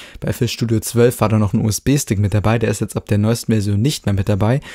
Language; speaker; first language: German; native; German